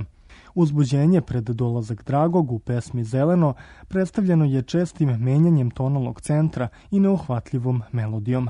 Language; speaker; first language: Croatian; native; Croatian